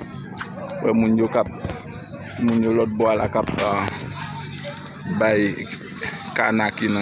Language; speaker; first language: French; non-native, local second language; Haitian Creole